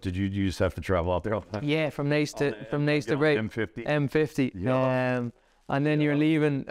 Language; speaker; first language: English; native; English